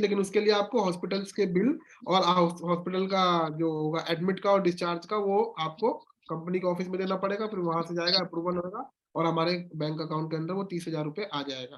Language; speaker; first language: Hindi; native; Hindi